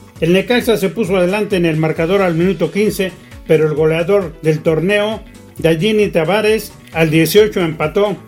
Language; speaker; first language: Spanish; native; Spanish